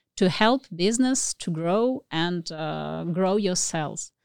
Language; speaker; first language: English; non-native, learner; Russian